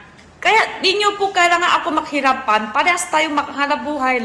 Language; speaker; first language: Filipino; non-native, learner; Chinese